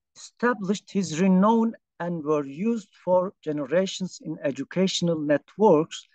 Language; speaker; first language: English; non-native, fluent; Turkish